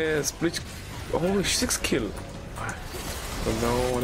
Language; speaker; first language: English; non-native, learner; Korean